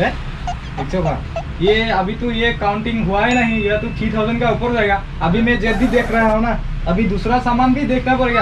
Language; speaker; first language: Hindi; non-native, local second language; Assamese